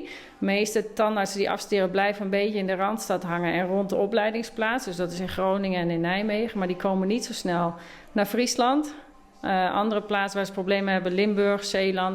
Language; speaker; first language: Dutch; native; Dutch